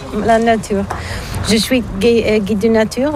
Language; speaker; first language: French; non-native, learner; Bulgarian